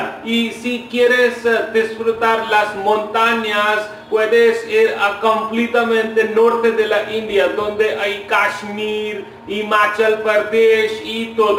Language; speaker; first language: Spanish; non-native, fluent; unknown